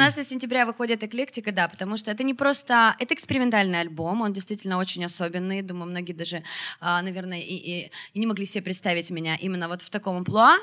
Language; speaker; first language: Russian; native; Russian